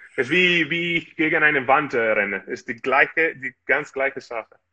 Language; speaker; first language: German; non-native, fluent; Italian